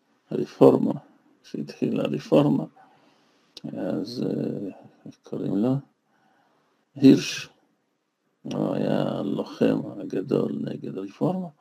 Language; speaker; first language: Hebrew; non-native, fluent; Russian